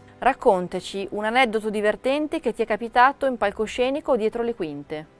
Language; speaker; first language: Italian; native; Italian